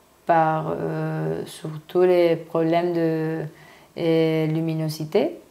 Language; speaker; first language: French; non-native, learner; Spanish